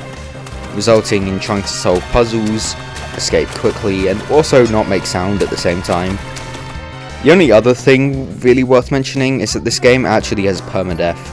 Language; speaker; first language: English; native; English